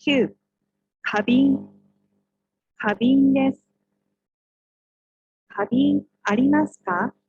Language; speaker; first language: Japanese; non-native, learner; Indonesian